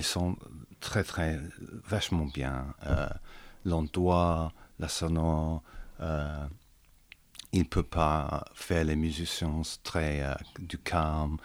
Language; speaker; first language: French; non-native, learner; English